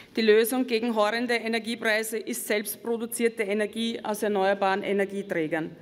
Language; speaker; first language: German; native; German